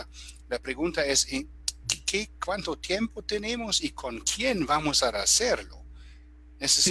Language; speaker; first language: Spanish; non-native, fluent; German